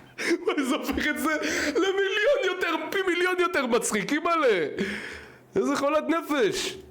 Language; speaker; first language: Hebrew; early bilingual, other home language; Russian